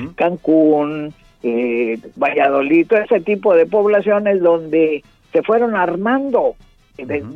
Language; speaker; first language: Spanish; native; Spanish